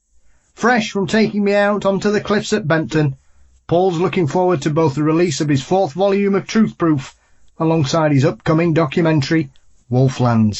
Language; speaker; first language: English; native; English